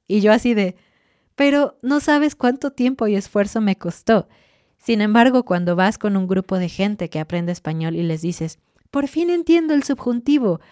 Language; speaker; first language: Spanish; native; Spanish